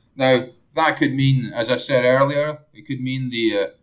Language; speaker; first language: English; native; English